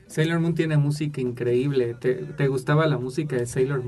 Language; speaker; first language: Spanish; native; Spanish